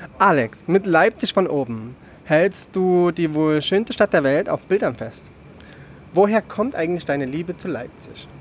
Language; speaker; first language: German; native; German